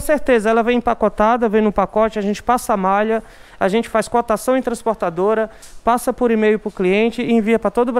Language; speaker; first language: Portuguese; native; Portuguese